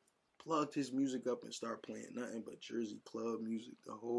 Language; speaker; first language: English; native; English